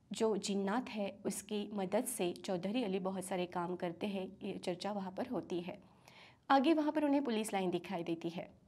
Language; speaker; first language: Hindi; non-native, local second language; Marathi